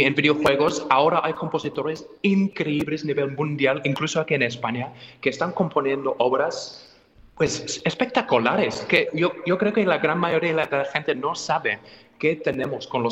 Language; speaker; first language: Spanish; non-native, fluent; English